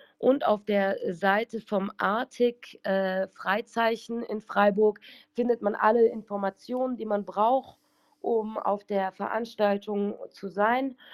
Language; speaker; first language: German; native; German